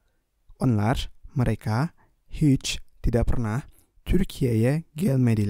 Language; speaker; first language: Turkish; non-native, fluent; Indonesian